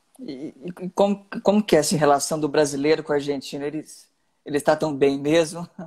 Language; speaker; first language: Portuguese; native; Portuguese